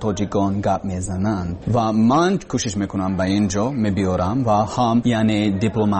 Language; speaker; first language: Persian; non-native, learner; English